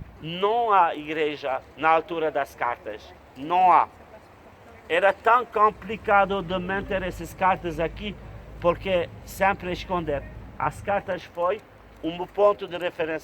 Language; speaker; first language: Portuguese; non-native, fluent; Turkish